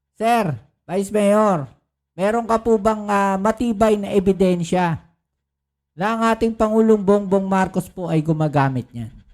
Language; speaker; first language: Filipino; native; Filipino